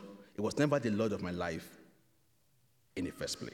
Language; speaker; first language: English; non-native, local second language; Yoruba